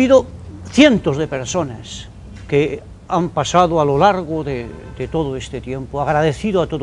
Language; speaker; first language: Spanish; native; Spanish